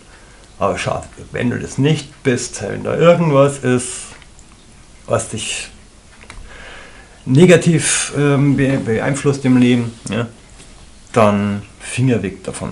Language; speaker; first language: German; native; German